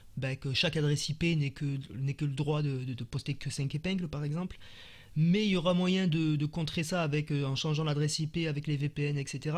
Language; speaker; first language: French; native; French